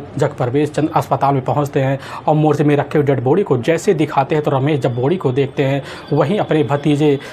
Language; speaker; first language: Hindi; native; Hindi